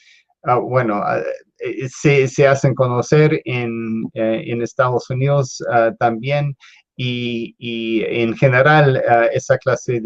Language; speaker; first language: Spanish; non-native, fluent; English